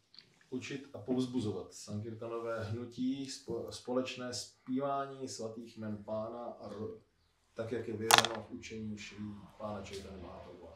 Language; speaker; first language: Czech; native; Czech